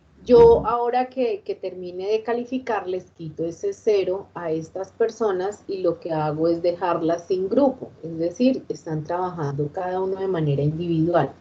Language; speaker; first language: Spanish; native; Spanish